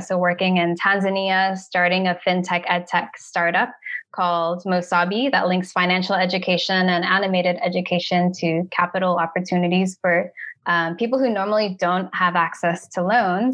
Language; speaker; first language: English; native; English